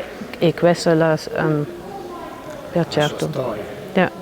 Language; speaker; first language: Italian; non-native, learner; German